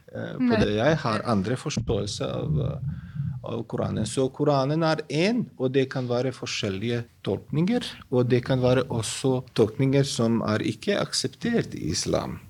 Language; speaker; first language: Norwegian; non-native, fluent; Bosnian